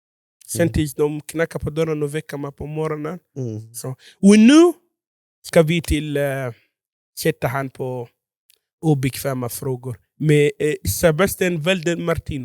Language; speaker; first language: Swedish; non-native, fluent; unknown